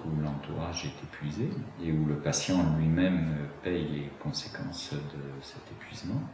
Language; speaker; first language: French; native; French